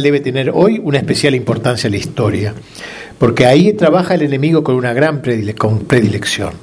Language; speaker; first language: Spanish; native; Spanish